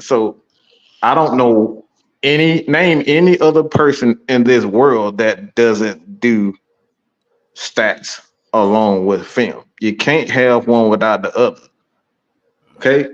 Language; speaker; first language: English; native; English